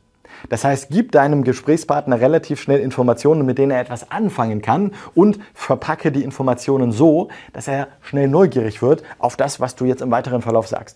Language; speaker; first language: German; native; German